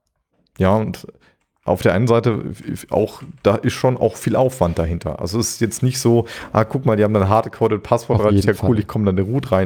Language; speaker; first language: German; native; German